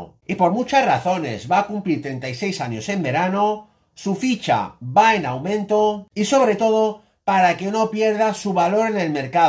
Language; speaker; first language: Spanish; native; Spanish